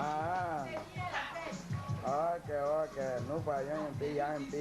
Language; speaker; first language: French; non-native, local second language; Swahili